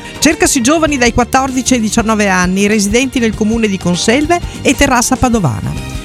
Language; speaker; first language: Italian; native; Italian